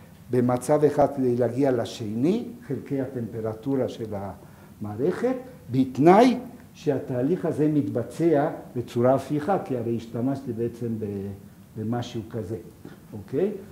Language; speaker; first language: Hebrew; non-native, fluent; Yiddish